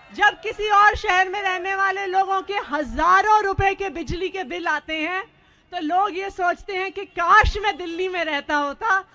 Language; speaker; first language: Hindi; native; Hindi